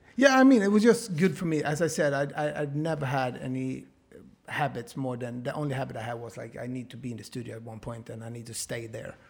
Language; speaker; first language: English; non-native, fluent; Swedish